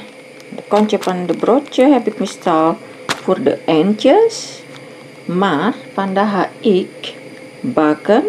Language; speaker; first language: Dutch; non-native, learner; Indonesian